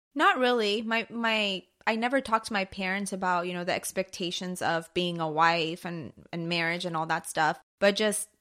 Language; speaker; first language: English; early bilingual, other home language; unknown